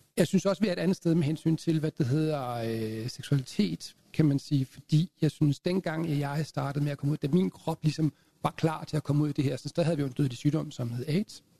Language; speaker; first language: Danish; native; Danish